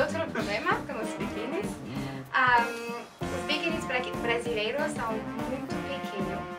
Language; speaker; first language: Portuguese; non-native, learner; French